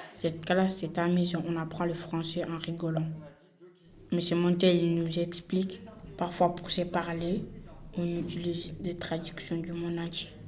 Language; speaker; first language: French; non-native, learner; Bambara